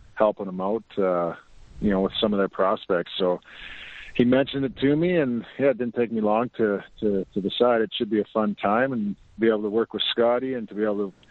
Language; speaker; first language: English; native; English